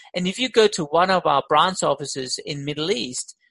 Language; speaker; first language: English; non-native, fluent; Danish